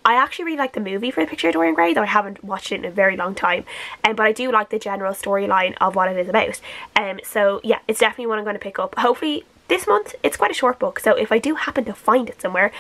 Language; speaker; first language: English; native; English